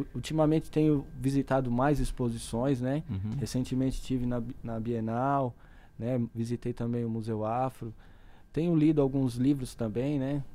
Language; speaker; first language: Portuguese; native; Portuguese